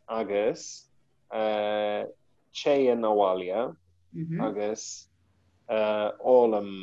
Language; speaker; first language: Irish; non-native, learner; English